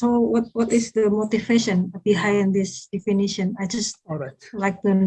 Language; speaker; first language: English; non-native, fluent; Indonesian